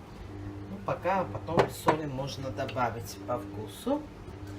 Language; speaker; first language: Russian; non-native, fluent; Georgian